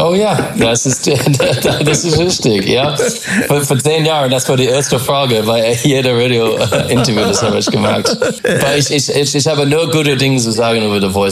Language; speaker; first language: German; non-native, learner; English